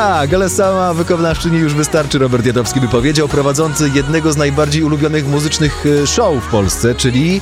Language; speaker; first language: Polish; native; Polish